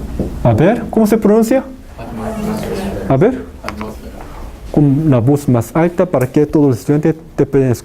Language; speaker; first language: Spanish; non-native, fluent; Korean